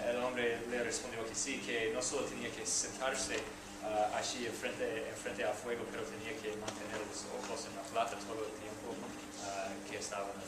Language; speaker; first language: Spanish; non-native, fluent; English